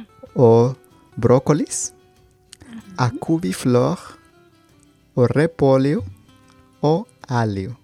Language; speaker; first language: Portuguese; non-native, learner; Spanish